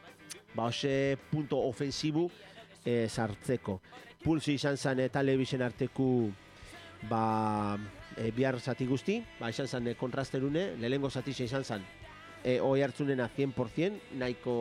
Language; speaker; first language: Basque; native; Basque